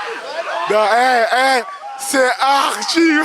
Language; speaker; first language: French; native; French